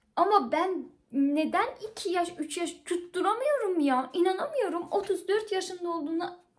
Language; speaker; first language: Turkish; non-native, fluent; Persian